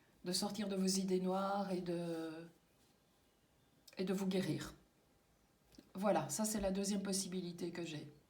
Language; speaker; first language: French; native; French